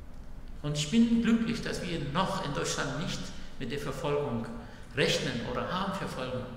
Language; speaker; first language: German; non-native, fluent; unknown